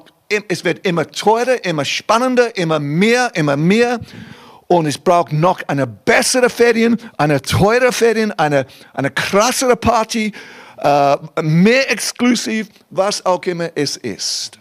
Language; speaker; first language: German; non-native, fluent; English